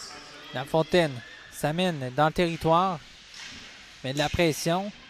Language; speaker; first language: French; native; French